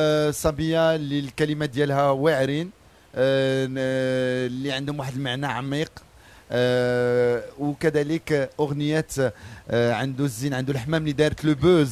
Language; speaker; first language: Arabic; native; Arabic